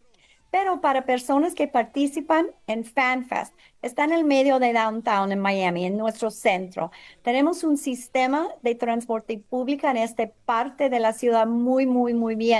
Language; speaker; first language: Spanish; early bilingual, heritage; English